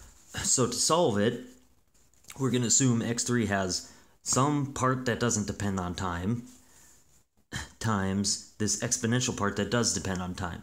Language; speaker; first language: English; native; English